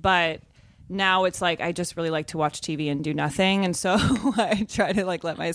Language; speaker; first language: English; native; English